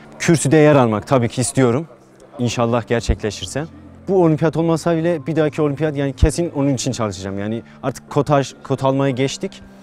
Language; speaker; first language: Turkish; native; Turkish